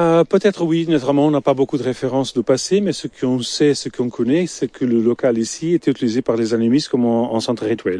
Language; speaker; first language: French; non-native, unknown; Portuguese